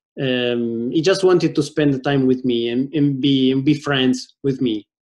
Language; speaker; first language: English; non-native, fluent; Italian